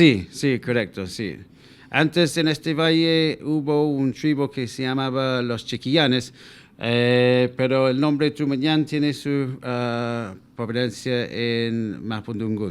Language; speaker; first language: Spanish; non-native, fluent; English